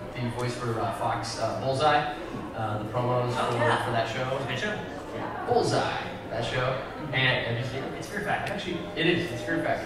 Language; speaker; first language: English; native; English